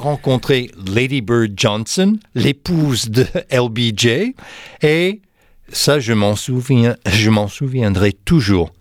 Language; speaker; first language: French; non-native, fluent; English